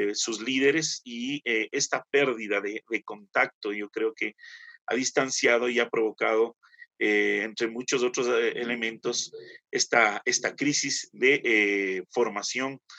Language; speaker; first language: Spanish; native; Spanish